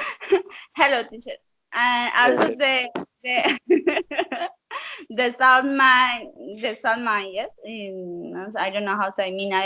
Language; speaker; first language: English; non-native, learner; Spanish